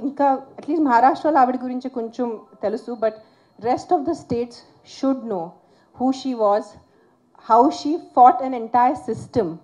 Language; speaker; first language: Telugu; non-native, local second language; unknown